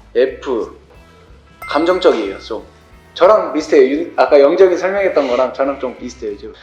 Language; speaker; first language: Korean; native; Korean